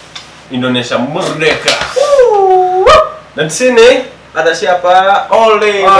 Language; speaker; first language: Indonesian; early bilingual, other home language; English